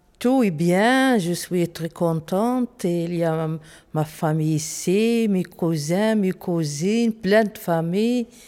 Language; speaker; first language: French; non-native, local second language; Arabic